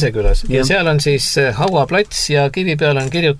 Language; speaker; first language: Estonian; native; Estonian